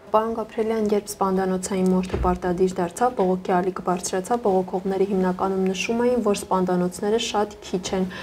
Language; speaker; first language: Armenian; native; Armenian